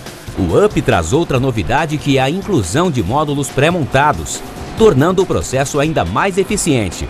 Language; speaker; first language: Portuguese; native; Portuguese